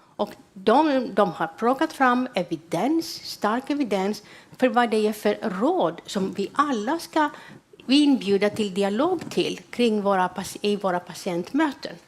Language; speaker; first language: Swedish; non-native, fluent; Greek